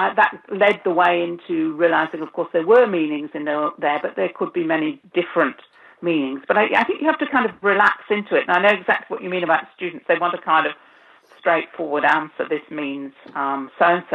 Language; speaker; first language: English; native; English